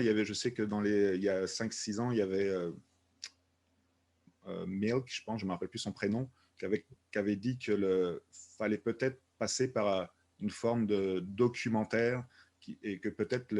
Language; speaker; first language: French; native; French